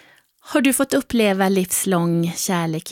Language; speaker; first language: Swedish; native; Swedish